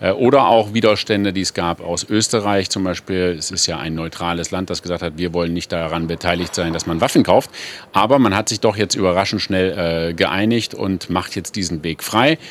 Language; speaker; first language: German; native; German